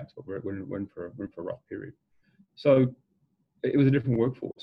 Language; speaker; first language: English; native; English